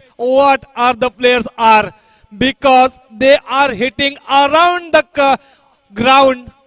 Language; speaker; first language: English; non-native, local second language; Marathi